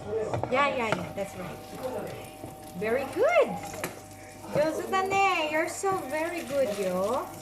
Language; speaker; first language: English; non-native, learner; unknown